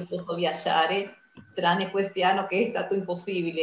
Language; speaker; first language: Italian; non-native, fluent; Spanish